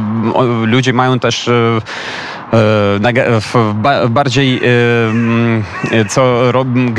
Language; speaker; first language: Polish; non-native, fluent; Ukrainian